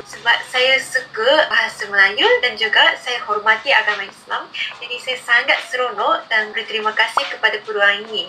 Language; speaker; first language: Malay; non-native, fluent; Japanese